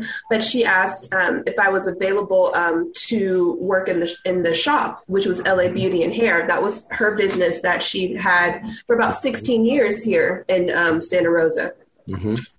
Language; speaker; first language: English; native; English